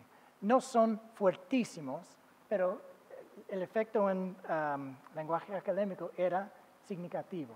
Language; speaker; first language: Spanish; non-native, fluent; English